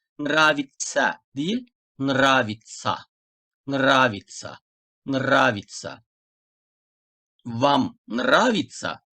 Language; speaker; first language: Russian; non-native, fluent; Turkish